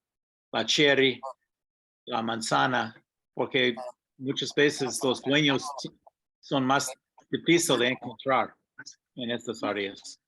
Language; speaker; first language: Spanish; non-native, fluent; English